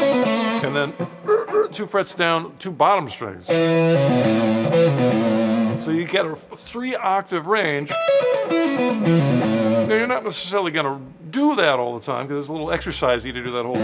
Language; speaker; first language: English; native; English